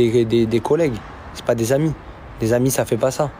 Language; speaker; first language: French; native; French